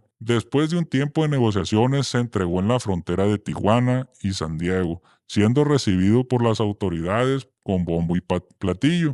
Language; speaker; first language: Spanish; native; Spanish